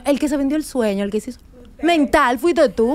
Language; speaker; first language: Spanish; native; Spanish